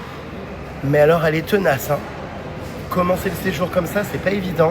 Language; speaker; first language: French; native; French